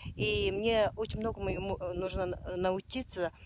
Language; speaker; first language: Russian; non-native, fluent; Mongolian